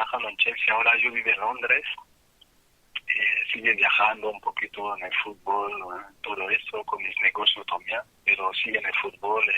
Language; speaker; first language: Spanish; non-native, fluent; French